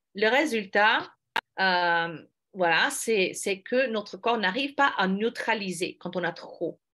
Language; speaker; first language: French; non-native, fluent; English